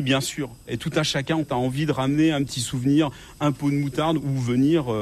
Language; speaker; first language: French; native; French